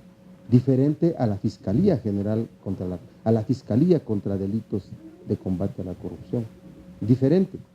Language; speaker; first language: Spanish; native; Spanish